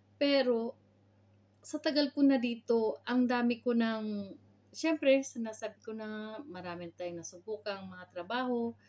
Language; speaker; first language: Filipino; non-native, local second language; Cebuano